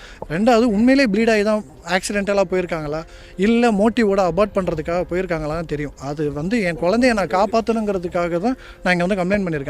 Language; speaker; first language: Tamil; native; Tamil